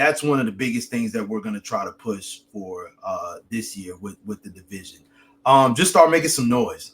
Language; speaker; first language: English; native; English